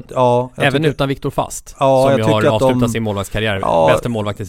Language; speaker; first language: Swedish; native; Swedish